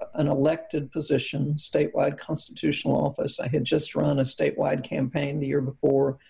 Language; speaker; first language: English; native; English